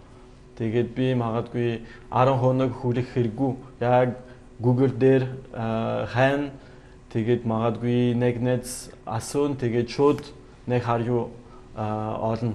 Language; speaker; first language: Mongolian; non-native, learner; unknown